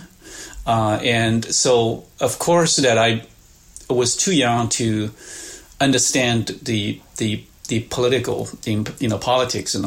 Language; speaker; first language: English; non-native, fluent; Chinese